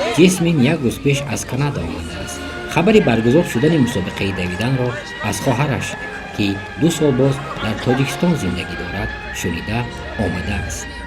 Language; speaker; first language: Tajik; native; Tajik